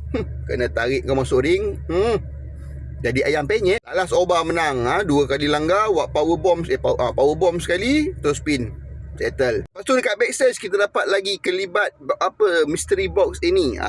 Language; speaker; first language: Malay; native; Malay